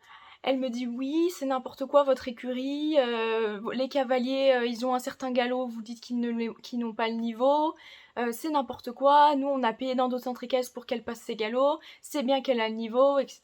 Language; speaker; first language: French; native; French